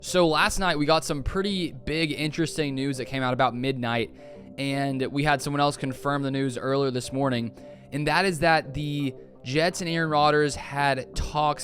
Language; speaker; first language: English; native; English